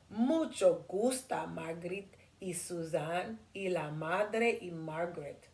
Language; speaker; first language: Spanish; non-native, learner; English